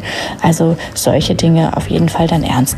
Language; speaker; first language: German; native; German